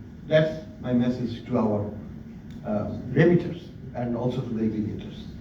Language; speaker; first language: English; non-native, local second language; Bangla